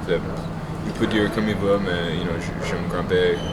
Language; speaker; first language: French; non-native, learner; English